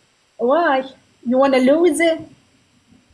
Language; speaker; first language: English; non-native, learner; Arabic